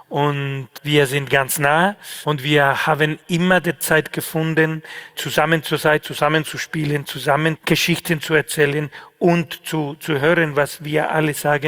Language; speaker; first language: German; non-native, fluent; Spanish